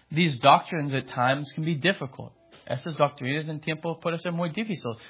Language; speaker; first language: Spanish; non-native, fluent; English